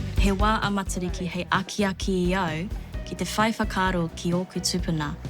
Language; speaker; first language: Māori; non-native, local second language; Chinese